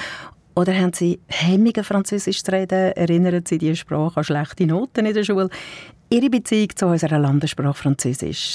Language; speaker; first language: German; native; German